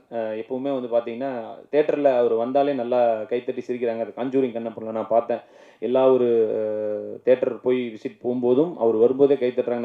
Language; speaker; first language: Tamil; native; Tamil